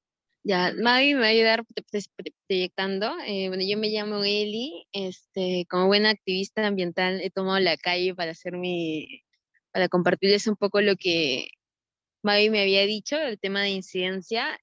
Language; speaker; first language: Spanish; native; Spanish